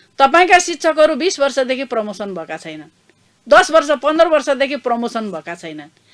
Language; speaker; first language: Nepali; native; Nepali